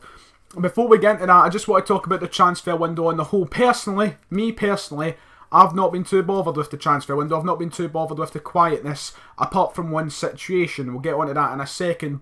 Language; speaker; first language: English; native; English